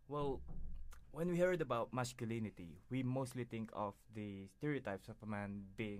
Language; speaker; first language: English; non-native, local second language; Filipino